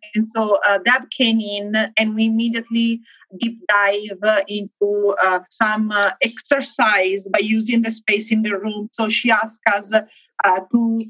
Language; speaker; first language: English; non-native, fluent; Italian